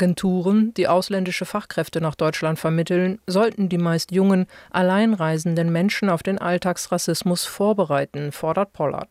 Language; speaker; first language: German; native; German